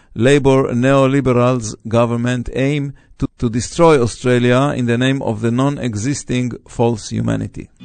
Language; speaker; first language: English; non-native, fluent; Hebrew